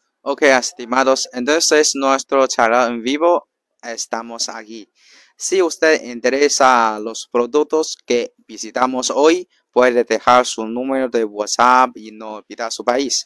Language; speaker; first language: Spanish; non-native, learner; Chinese